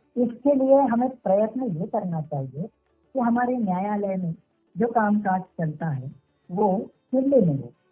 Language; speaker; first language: Hindi; non-native, local second language; Marathi